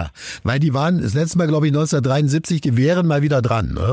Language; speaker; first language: German; native; German